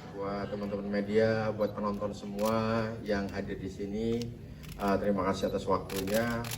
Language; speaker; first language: Indonesian; native; Indonesian